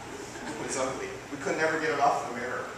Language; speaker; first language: English; native; English